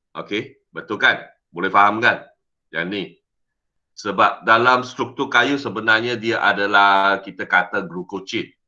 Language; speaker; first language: Malay; non-native, local second language; Chinese